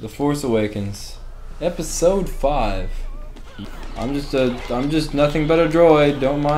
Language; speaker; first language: English; native; English